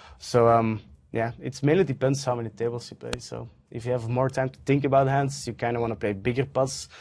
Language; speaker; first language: English; non-native, fluent; Dutch